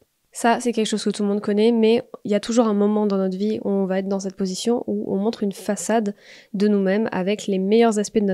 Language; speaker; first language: French; native; French